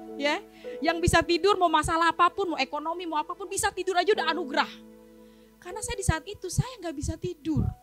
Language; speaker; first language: Indonesian; native; Indonesian